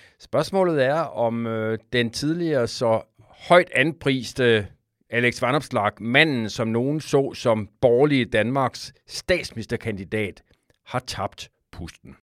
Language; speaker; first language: Danish; native; Danish